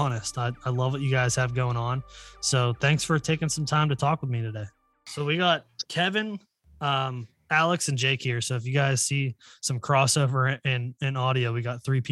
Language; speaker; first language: English; native; English